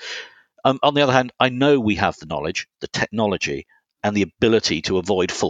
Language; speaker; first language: English; native; English